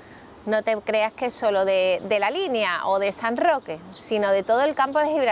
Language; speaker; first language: Spanish; native; Spanish